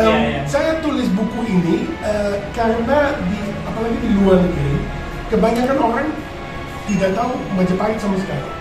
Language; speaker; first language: Indonesian; non-native, fluent; Dutch